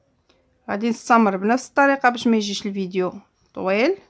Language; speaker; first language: Arabic; native; Arabic